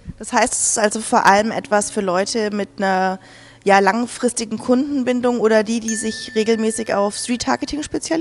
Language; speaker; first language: German; native; German